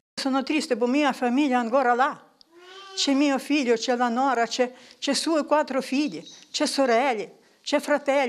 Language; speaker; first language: Italian; non-native, learner; Ukrainian